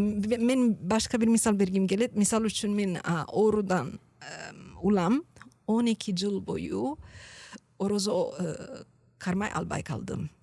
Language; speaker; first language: Kyrgyz; non-native, learner; Italian